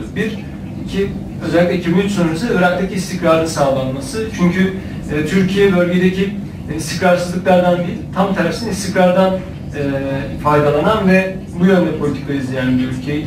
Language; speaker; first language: Turkish; native; Turkish